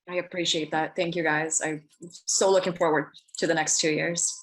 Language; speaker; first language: English; early bilingual, other home language; Spanish